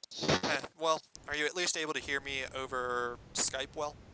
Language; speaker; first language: English; native; English